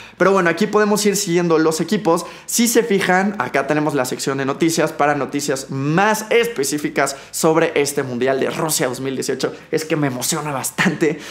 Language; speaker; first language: Spanish; native; Spanish